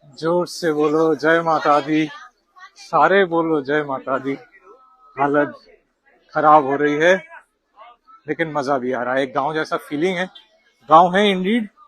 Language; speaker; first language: Hindi; non-native, local second language; Bangla